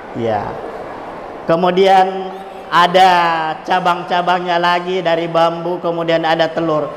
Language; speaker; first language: Indonesian; non-native, local second language; Buginese